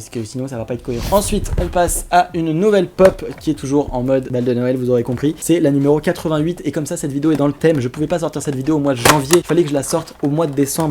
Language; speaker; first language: French; native; French